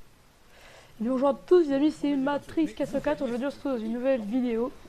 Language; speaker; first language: French; native; French